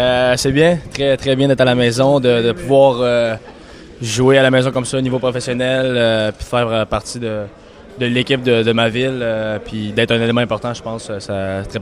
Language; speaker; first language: French; native; French